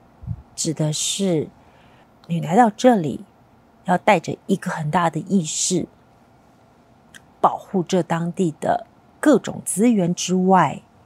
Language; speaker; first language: Chinese; native; Chinese